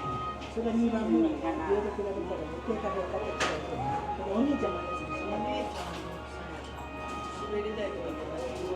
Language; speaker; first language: Japanese; native; Japanese